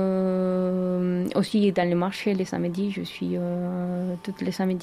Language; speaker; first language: French; non-native, fluent; Spanish